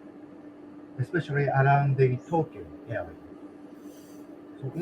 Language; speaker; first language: English; non-native, learner; Japanese